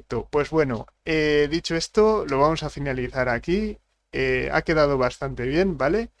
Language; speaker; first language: Spanish; native; Spanish